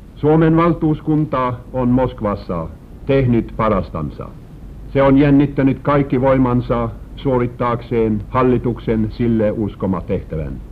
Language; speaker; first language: Finnish; non-native, local second language; Swedish